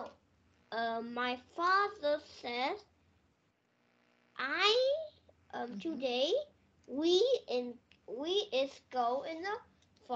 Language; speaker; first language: English; non-native, learner; Vietnamese